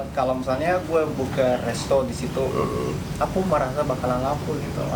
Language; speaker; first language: Indonesian; non-native, fluent; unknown